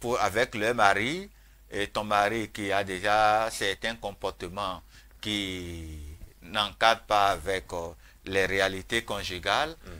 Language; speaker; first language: French; non-native, local second language; Fon